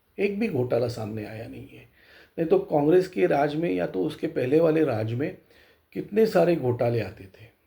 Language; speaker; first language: Hindi; non-native, local second language; Marathi